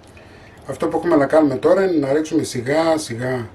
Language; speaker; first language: Greek; native; Greek